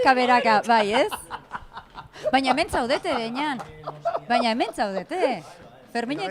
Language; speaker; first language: Basque; native; Basque